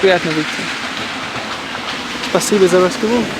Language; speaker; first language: Russian; non-native, learner; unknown